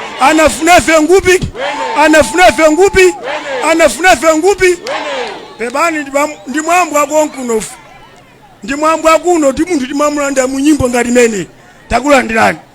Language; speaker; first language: Nyanja; non-native, local second language; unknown